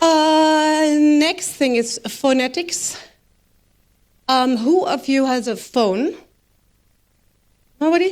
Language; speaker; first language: English; non-native, fluent; Dutch